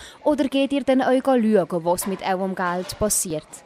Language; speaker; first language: German; native; German